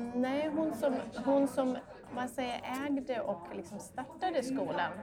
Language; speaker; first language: Swedish; native; Swedish